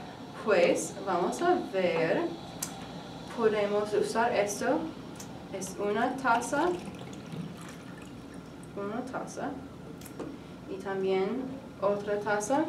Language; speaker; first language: Spanish; non-native, learner; English